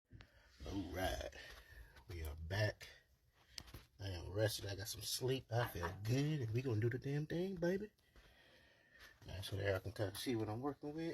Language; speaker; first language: English; native; English